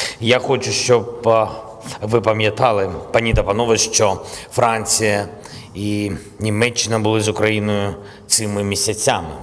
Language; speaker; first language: Ukrainian; non-native, local second language; Russian